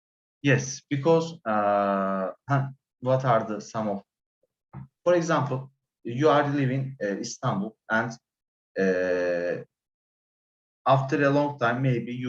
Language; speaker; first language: English; non-native, learner; Turkish